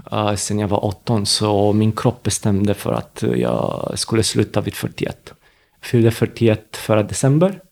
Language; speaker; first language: Swedish; non-native, fluent; Romanian